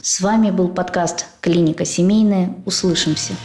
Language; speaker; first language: Russian; native; Russian